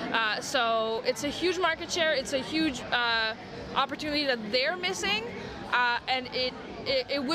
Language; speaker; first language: English; non-native, fluent; French